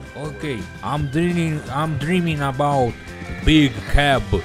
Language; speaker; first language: English; non-native, learner; Russian